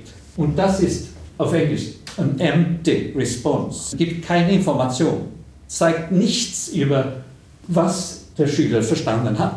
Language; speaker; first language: German; non-native, fluent; Swedish